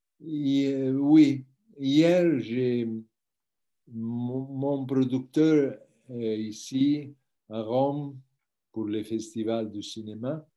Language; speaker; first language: French; non-native, learner; Italian